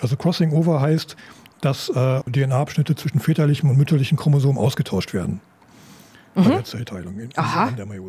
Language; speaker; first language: German; native; German